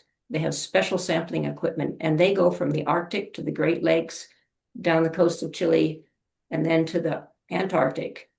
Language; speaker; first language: English; native; English